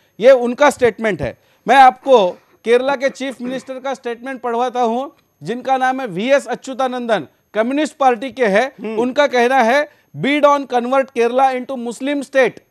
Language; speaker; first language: Hindi; native; Hindi